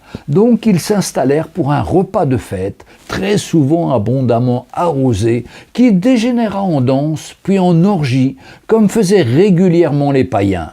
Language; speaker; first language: French; native; French